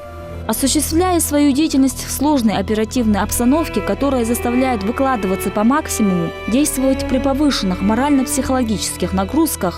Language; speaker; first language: Russian; native; Russian